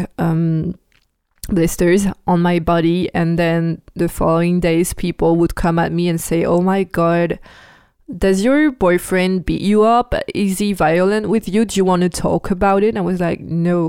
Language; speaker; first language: English; non-native, fluent; French